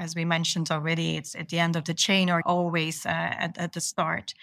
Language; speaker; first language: English; non-native, fluent; Dutch